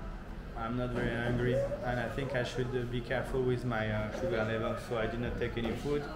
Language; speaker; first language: English; non-native, fluent; French